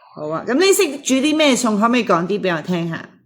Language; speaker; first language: Cantonese; native; Cantonese